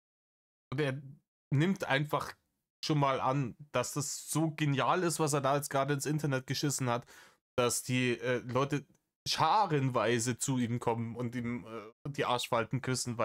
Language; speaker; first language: German; native; German